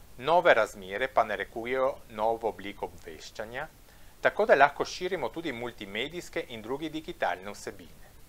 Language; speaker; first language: Slovenian; native; Slovenian